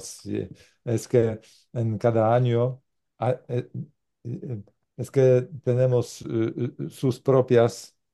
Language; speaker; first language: Spanish; non-native, learner; Polish